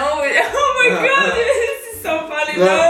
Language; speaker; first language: English; non-native, fluent; Croatian